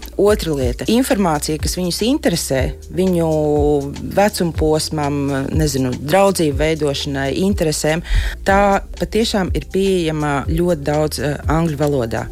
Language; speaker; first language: Latvian; native; Latvian